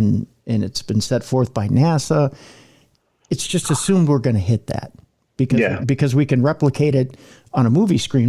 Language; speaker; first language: English; native; English